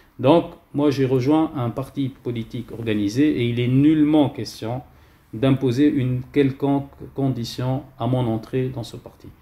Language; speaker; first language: French; non-native, local second language; Arabic